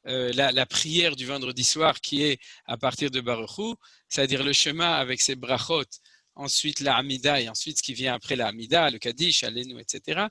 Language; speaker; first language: French; native; French